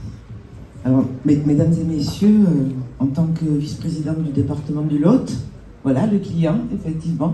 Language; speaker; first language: French; native; French